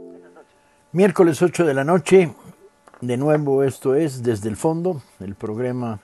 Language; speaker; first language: Spanish; native; Spanish